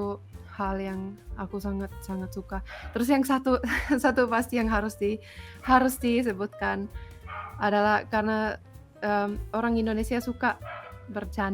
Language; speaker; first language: Indonesian; non-native, fluent; Finnish